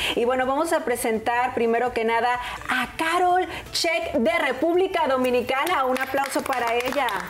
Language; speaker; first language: Spanish; native; Spanish